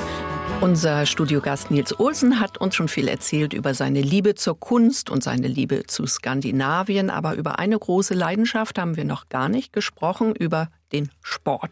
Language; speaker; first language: German; native; German